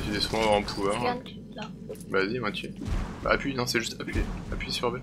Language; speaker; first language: French; native; French